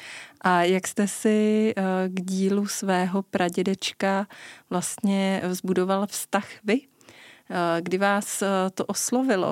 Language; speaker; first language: Czech; native; Czech